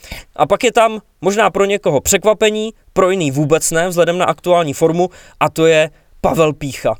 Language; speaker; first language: Czech; native; Czech